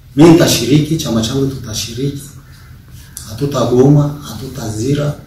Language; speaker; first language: Swahili; non-native, local second language; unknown